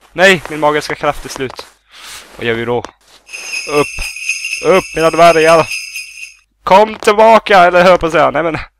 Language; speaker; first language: Swedish; native; Swedish